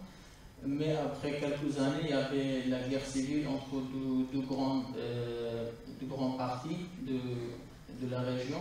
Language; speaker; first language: French; non-native, fluent; Kurdish